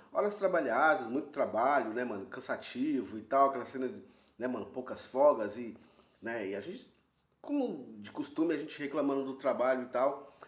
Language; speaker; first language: Portuguese; native; Portuguese